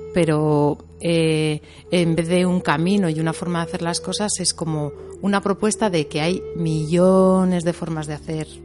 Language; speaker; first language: Spanish; native; Spanish